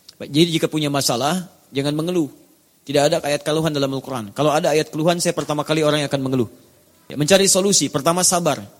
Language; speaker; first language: Indonesian; native; Indonesian